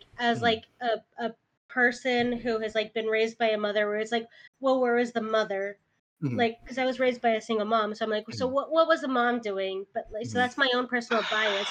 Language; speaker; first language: English; early bilingual, other home language; Spanish